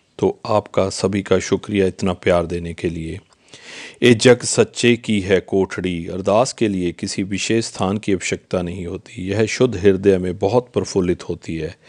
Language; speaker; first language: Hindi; non-native, local second language; Punjabi